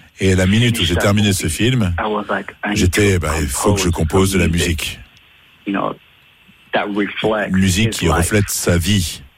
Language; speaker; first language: French; non-native, fluent; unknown